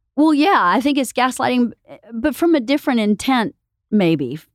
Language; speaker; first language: English; native; English